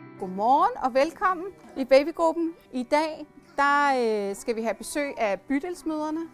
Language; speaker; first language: Danish; native; Danish